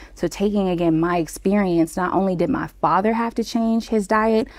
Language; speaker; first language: English; native; English